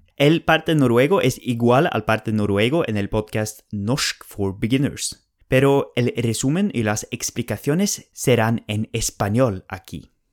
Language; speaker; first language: Spanish; non-native, fluent; Norwegian